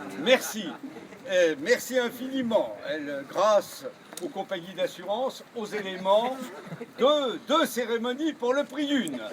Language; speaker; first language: French; native; French